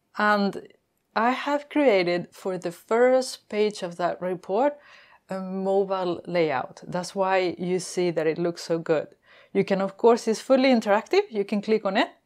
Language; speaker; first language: English; non-native, fluent; Spanish